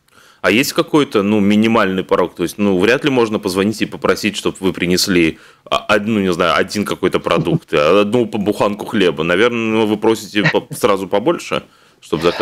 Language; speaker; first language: Russian; native; Russian